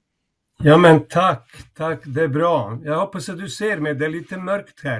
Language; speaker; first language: Swedish; non-native, fluent; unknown